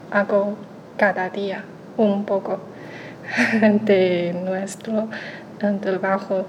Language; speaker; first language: Spanish; non-native, learner; Chinese